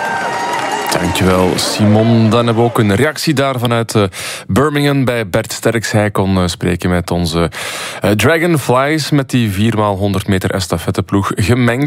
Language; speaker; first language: Dutch; native; Dutch